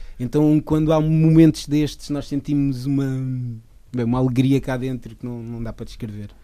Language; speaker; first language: Portuguese; early bilingual, other home language; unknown